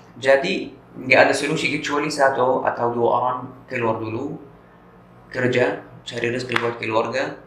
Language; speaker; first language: Indonesian; non-native, fluent; Arabic